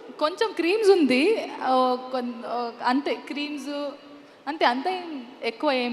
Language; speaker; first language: Telugu; non-native, learner; Kannada